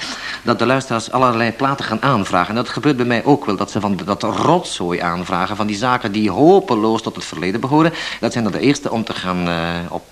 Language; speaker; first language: Dutch; native; Dutch